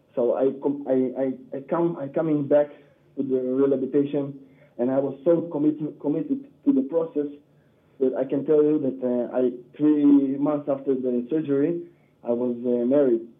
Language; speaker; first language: English; non-native, learner; Hebrew